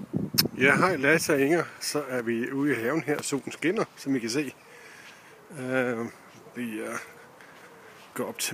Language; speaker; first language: Danish; native; Danish